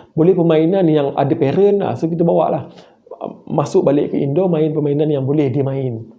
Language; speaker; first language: Malay; native; Malay